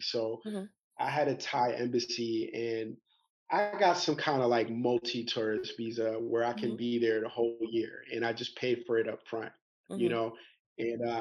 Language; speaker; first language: English; native; English